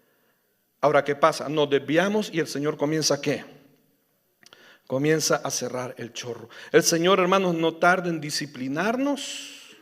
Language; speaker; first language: Spanish; native; Spanish